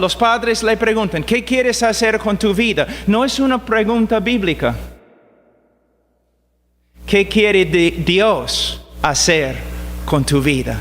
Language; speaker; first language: Spanish; non-native, fluent; English